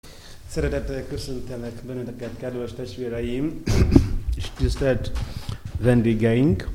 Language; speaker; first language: Hungarian; non-native, learner; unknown